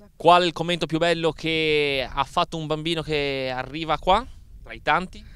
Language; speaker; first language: Italian; native; Italian